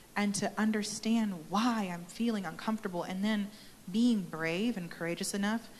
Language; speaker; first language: English; native; English